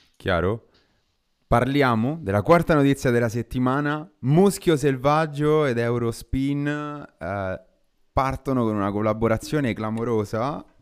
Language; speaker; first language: Italian; native; Italian